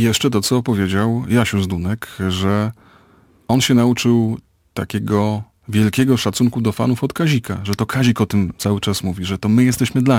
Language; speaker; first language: Polish; native; Polish